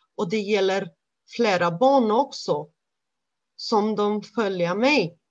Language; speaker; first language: Swedish; non-native, fluent; Romany